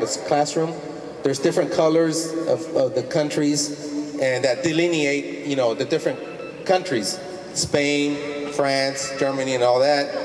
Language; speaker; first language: English; early bilingual, other home language; Spanish